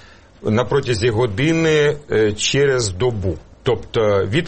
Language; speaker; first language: Ukrainian; native; Ukrainian